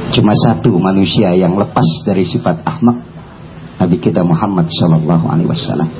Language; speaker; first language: Indonesian; native; Indonesian